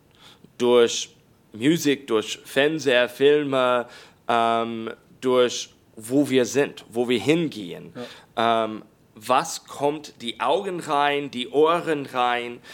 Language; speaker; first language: German; non-native, learner; English